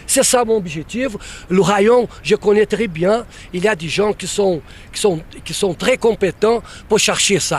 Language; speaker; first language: French; non-native, fluent; Portuguese